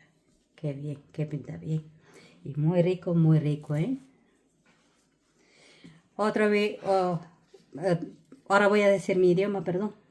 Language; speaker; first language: Spanish; non-native, learner; Malayalam